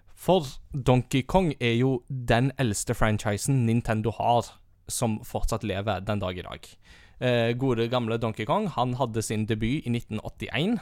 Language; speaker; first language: Norwegian; early bilingual, heritage; Norwegian